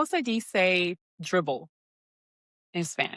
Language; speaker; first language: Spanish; non-native, learner; English